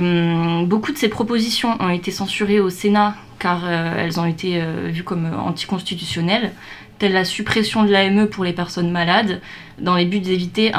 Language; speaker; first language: French; native; French